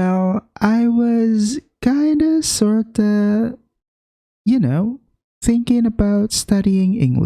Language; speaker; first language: English; non-native, fluent; Indonesian